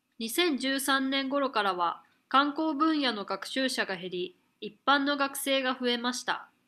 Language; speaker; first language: Japanese; native; Japanese